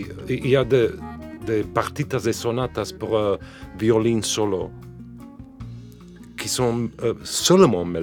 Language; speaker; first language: French; non-native, fluent; English